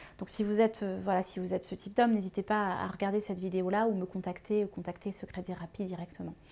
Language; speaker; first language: French; native; French